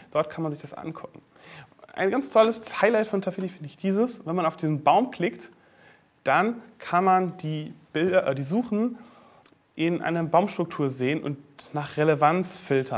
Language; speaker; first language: German; native; German